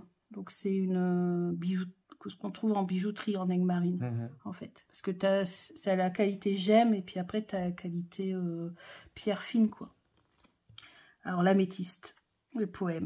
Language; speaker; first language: French; native; French